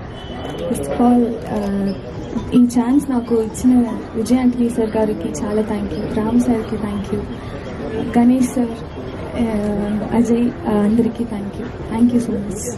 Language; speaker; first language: Telugu; early bilingual, heritage; Telugu